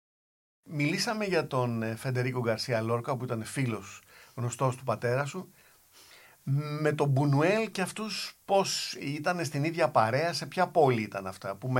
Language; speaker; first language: Greek; native; Greek